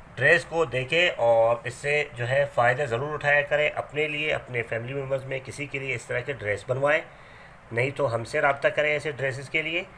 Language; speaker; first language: Urdu; native; Urdu